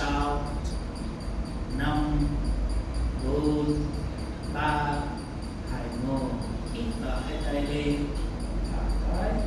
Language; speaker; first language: Vietnamese; non-native, learner; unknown